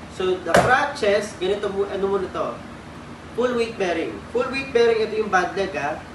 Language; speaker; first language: Filipino; native; Filipino